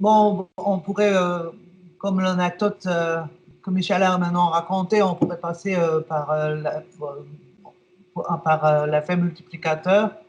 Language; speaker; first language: French; non-native, fluent; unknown